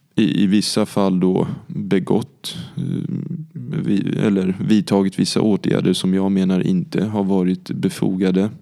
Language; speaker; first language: Swedish; early bilingual, other home language; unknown